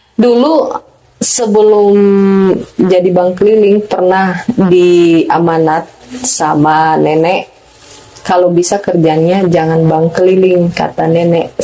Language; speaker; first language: Indonesian; non-native, local second language; Batak Toba